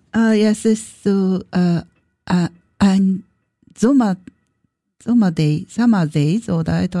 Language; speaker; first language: German; non-native, learner; Japanese